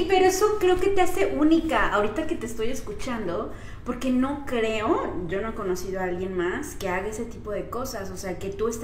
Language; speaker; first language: Spanish; native; Spanish